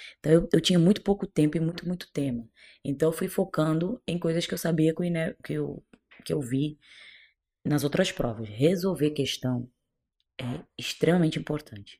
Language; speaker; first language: Portuguese; non-native, local second language; Kabuverdianu